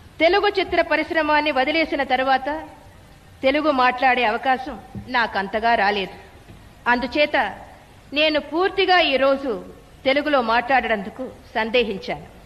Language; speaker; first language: Telugu; non-native, fluent; Tamil